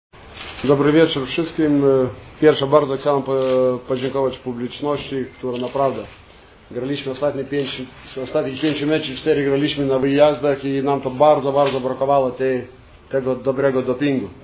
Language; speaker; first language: Polish; non-native, fluent; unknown